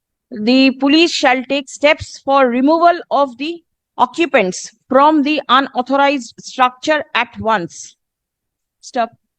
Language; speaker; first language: English; non-native, local second language; Bangla